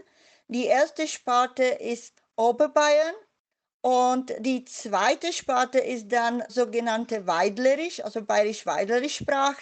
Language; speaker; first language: German; non-native, fluent; Czech